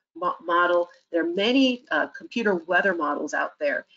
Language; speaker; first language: English; native; English